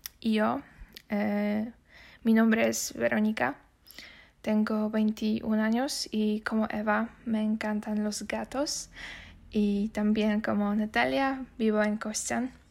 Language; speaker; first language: Spanish; non-native, learner; Polish